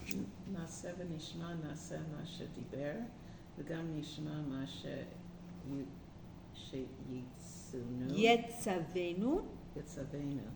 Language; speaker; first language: Hebrew; non-native, learner; English